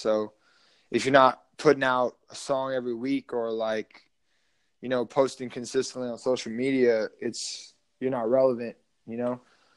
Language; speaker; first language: English; native; English